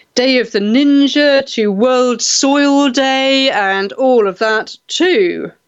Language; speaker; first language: English; native; English